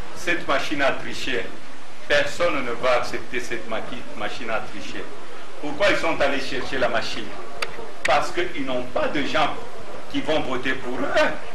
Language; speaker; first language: French; non-native, local second language; Swahili